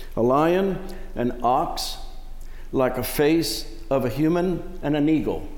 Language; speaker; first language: English; early bilingual, other home language; Spanish